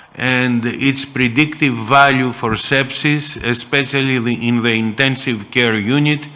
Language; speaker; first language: English; non-native, fluent; Greek